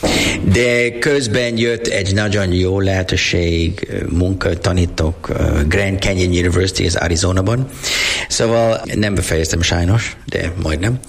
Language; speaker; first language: Hungarian; non-native, learner; English